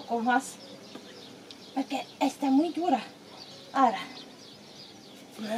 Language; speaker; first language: Spanish; non-native, learner; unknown